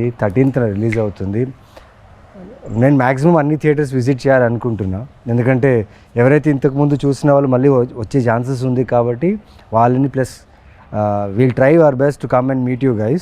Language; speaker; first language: Telugu; native; Telugu